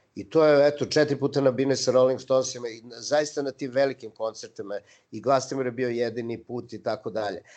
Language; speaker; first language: Serbian; native; Serbian